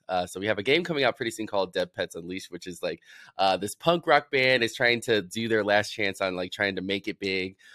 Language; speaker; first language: English; native; English